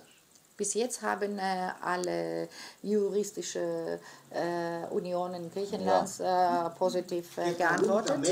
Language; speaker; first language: German; non-native, fluent; Greek